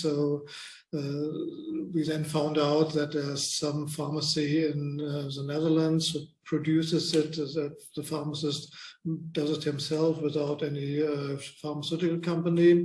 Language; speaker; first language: English; non-native, fluent; German